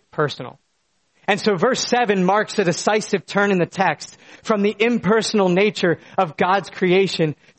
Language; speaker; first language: English; native; English